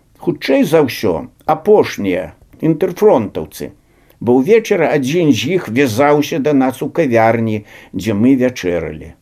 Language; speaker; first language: Belarusian; native; Belarusian